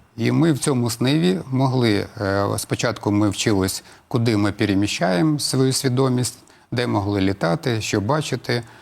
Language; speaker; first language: Ukrainian; non-native, local second language; Russian